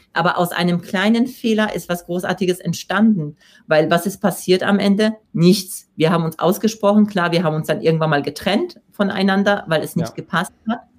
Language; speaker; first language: German; non-native, fluent; Polish